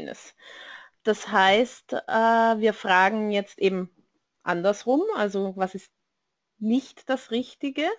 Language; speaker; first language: German; native; German